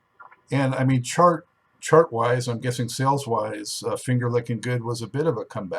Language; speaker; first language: English; native; English